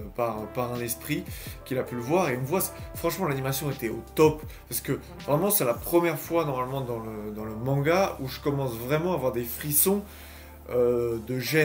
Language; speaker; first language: French; native; French